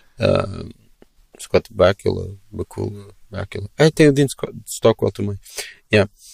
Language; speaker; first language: Portuguese; native; Portuguese